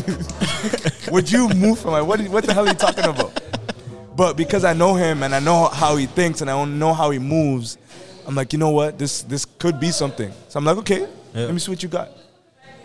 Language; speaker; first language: English; native; English